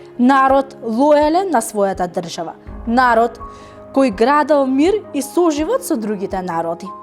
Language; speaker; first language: Macedonian; non-native, local second language; Romany